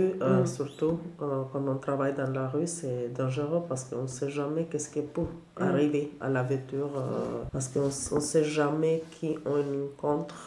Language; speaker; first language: French; non-native, learner; Albanian